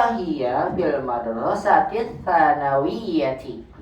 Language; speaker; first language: Arabic; non-native, fluent; Indonesian